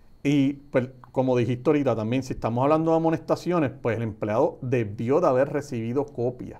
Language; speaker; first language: Spanish; native; Spanish